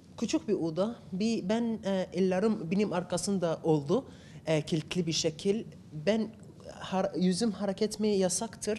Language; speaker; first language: Turkish; non-native, learner; Arabic